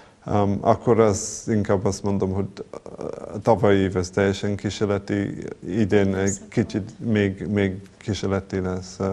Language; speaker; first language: Hungarian; non-native, fluent; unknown